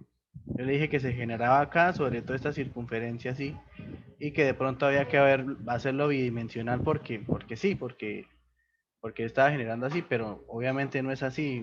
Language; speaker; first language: Spanish; native; Spanish